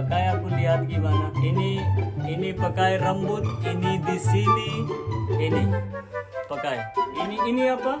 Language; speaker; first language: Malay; non-native, learner; Urdu